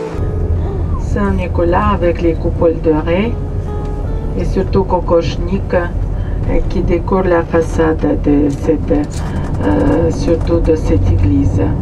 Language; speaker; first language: French; non-native, fluent; Russian